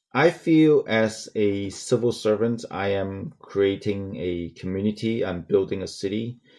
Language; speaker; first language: English; non-native, local second language; Cantonese